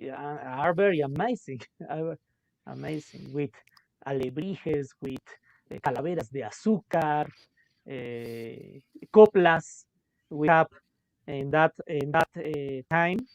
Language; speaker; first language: English; non-native, local second language; Spanish